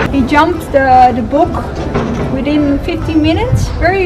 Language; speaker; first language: English; non-native, fluent; Dutch